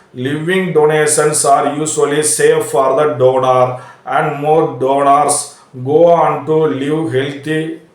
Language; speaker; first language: English; non-native, local second language; Tamil